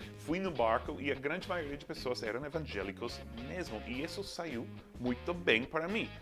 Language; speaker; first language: Portuguese; non-native, fluent; English